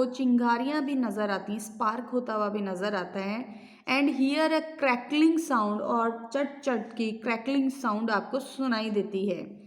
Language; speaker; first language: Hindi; native; Hindi